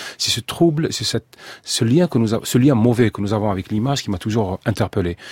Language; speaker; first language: French; non-native, local second language; Arabic